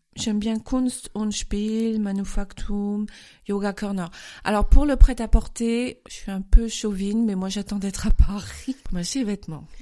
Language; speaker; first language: French; native; French